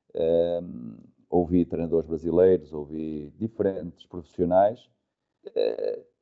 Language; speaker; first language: Portuguese; native; Portuguese